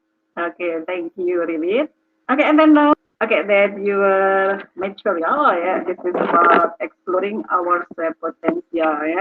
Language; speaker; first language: English; non-native, learner; Indonesian